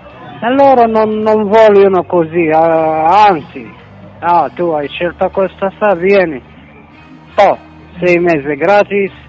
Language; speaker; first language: Italian; non-native, fluent; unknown